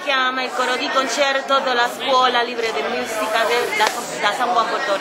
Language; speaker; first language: Italian; non-native, learner; Spanish